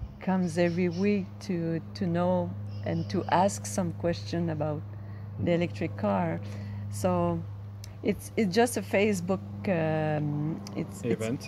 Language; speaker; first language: English; non-native, local second language; French